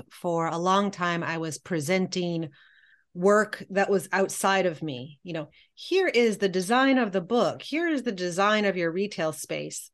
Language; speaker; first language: English; native; English